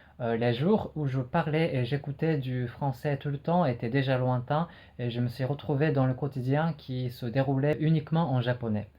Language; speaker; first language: French; non-native, fluent; Japanese